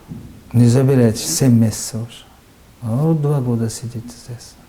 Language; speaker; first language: Russian; non-native, learner; Uzbek